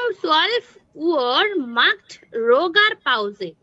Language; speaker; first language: German; non-native, learner; Bangla